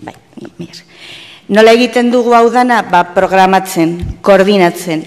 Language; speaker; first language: Basque; native; Basque